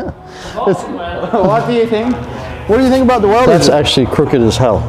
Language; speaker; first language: English; native; English